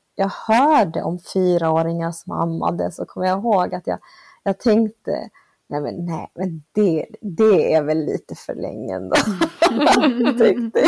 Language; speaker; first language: Swedish; early bilingual, other home language; Spanish